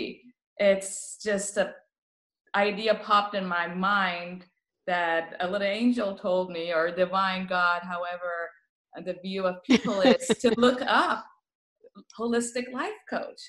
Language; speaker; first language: English; non-native, fluent; Persian